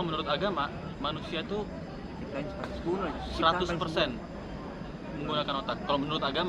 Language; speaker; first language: Indonesian; native; Indonesian